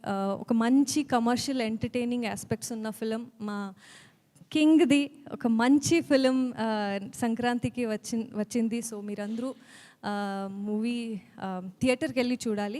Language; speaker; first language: Telugu; non-native, learner; Kannada